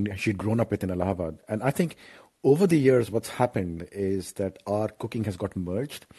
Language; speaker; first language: English; non-native, local second language; Hindi